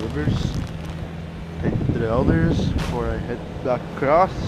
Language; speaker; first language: English; native; English